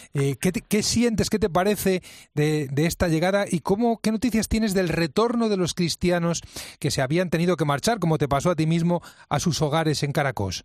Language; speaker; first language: Spanish; native; Spanish